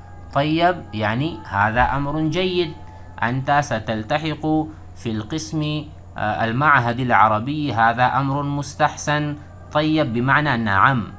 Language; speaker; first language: Arabic; non-native, fluent; Urdu